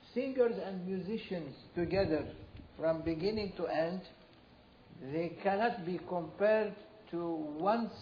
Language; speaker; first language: English; non-native, fluent; Arabic